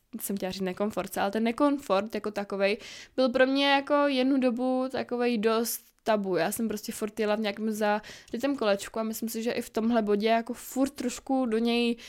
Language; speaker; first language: Czech; native; Czech